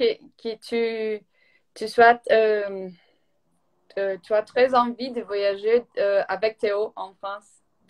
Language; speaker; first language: French; non-native, learner; Portuguese